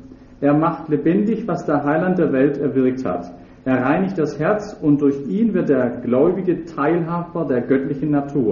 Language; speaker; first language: German; native; German